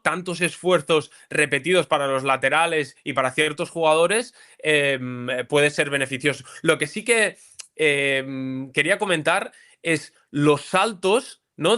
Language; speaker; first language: Spanish; native; Spanish